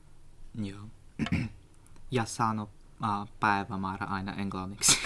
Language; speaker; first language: Finnish; non-native, learner; Russian